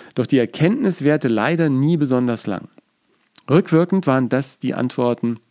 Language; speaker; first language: German; native; German